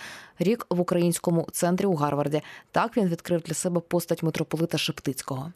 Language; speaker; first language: Ukrainian; native; Ukrainian